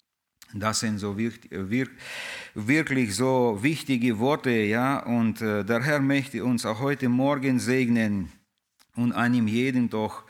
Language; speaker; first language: German; non-native, fluent; Russian